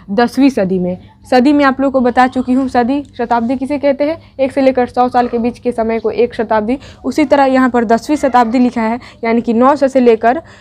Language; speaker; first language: Hindi; native; Hindi